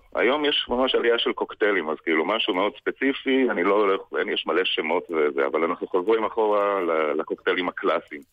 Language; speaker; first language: Hebrew; native; Hebrew